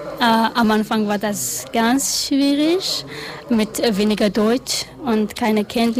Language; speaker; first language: German; non-native, learner; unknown